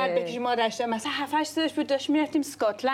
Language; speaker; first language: Persian; early bilingual, other home language; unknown